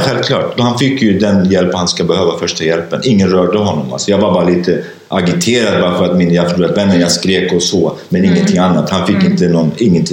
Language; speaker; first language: Swedish; non-native, fluent; Kurdish